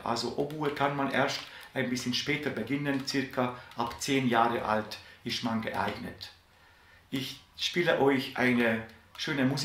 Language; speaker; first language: German; non-native, fluent; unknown